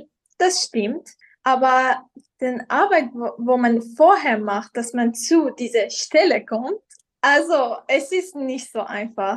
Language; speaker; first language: German; non-native, fluent; Persian